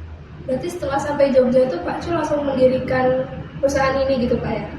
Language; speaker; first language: Indonesian; native; Indonesian